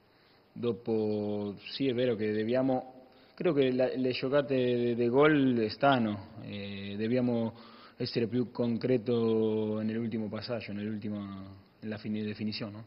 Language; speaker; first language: Italian; non-native, fluent; Spanish